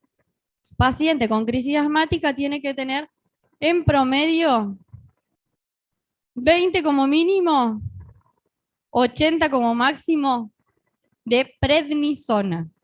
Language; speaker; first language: Spanish; native; Spanish